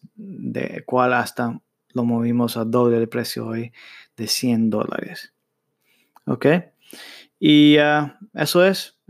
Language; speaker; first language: Spanish; early bilingual, heritage; Spanish